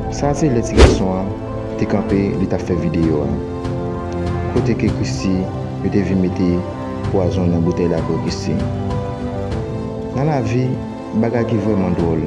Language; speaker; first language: French; non-native, learner; Haitian Creole